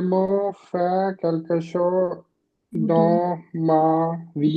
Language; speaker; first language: French; non-native, learner; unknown